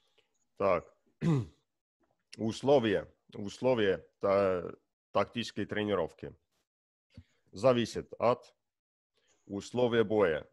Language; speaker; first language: Russian; non-native, learner; Estonian